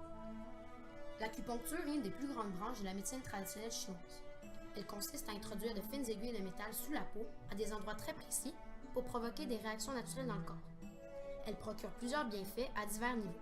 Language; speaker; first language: French; native; French